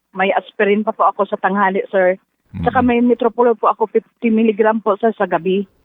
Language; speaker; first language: Filipino; non-native, local second language; Cebuano